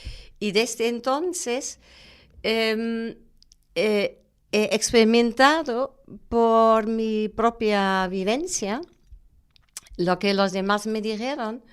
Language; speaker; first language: Spanish; non-native, fluent; German